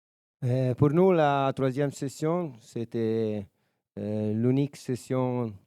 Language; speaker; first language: French; non-native, learner; Italian